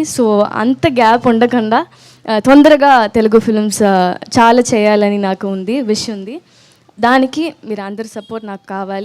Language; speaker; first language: Telugu; non-native, learner; Tamil